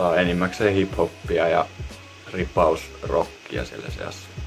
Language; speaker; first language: Finnish; native; Finnish